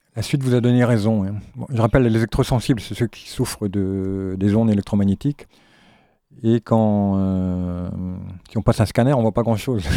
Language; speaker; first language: French; native; French